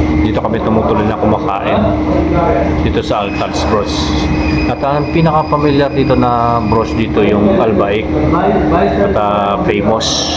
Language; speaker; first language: Filipino; non-native, local second language; Pampanga